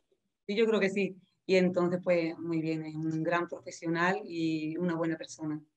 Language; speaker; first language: Spanish; native; Spanish